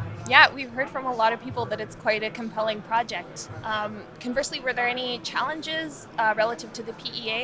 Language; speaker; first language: English; native; English